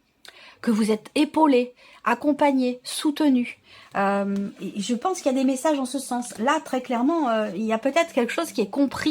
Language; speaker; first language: French; native; French